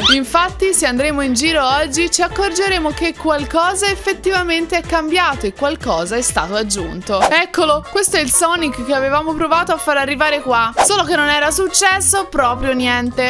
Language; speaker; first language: Italian; native; Italian